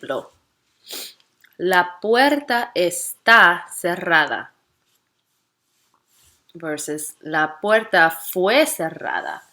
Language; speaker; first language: Spanish; non-native, fluent; English